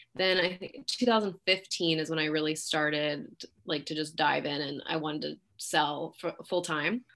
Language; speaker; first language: English; native; English